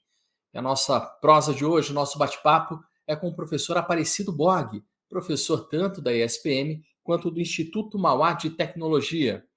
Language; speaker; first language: Portuguese; native; Portuguese